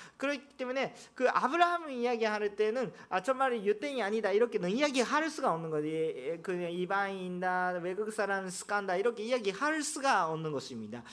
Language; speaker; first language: Korean; non-native, fluent; Japanese